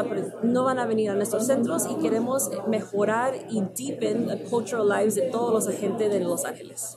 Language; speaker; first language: Spanish; early bilingual, heritage; Spanish